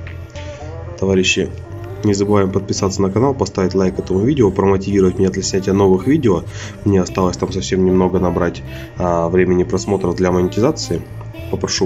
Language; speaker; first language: Russian; native; Russian